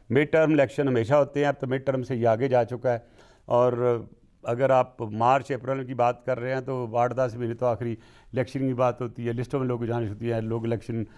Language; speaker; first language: Urdu; non-native, local second language; Punjabi